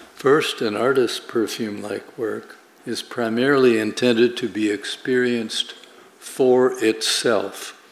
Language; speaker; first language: English; native; English